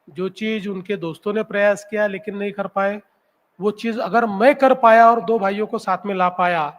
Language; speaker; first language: Hindi; non-native, local second language; Marathi